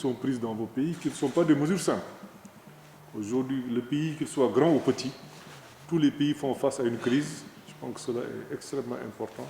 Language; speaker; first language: French; non-native, local second language; Wolof